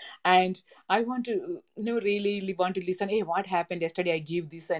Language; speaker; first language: English; non-native, local second language; Malayalam